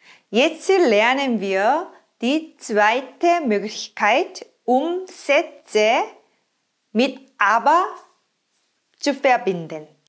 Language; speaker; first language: German; non-native, fluent; Korean